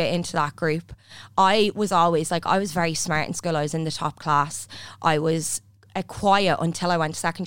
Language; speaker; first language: English; native; English